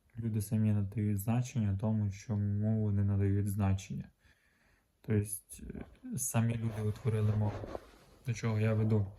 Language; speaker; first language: Ukrainian; native; Ukrainian